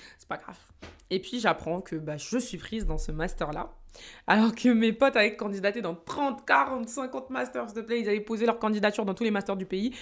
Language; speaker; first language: French; native; French